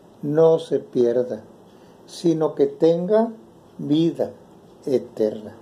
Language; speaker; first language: Spanish; native; Spanish